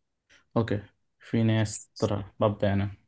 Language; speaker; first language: Italian; non-native, learner; Bangla